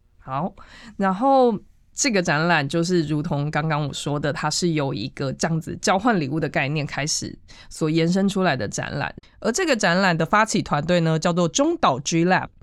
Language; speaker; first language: Chinese; native; Chinese